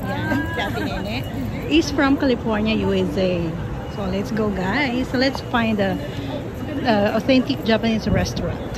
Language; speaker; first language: English; non-native, local second language; Filipino